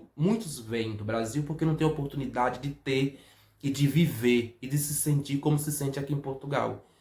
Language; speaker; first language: Portuguese; native; Portuguese